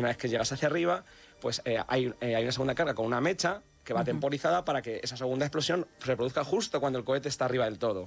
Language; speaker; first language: Spanish; native; Spanish